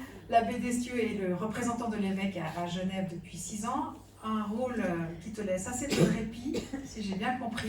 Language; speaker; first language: French; native; French